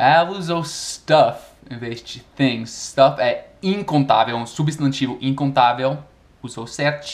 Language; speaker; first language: Portuguese; non-native, fluent; English